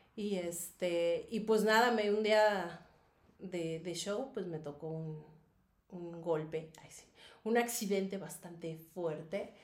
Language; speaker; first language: Spanish; native; Spanish